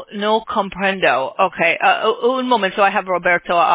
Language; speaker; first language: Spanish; non-native, learner; English